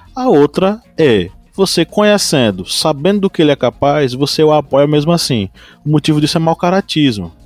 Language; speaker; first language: Portuguese; native; Portuguese